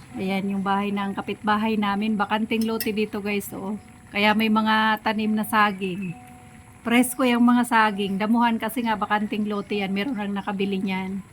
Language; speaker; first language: Filipino; non-native, local second language; Bikol